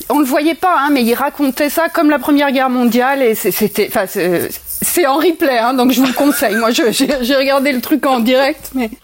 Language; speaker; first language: French; native; French